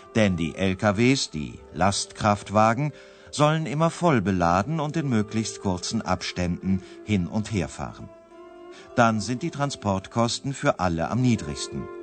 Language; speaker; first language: German; native; German